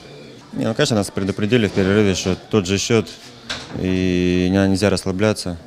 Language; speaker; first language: Russian; native; Russian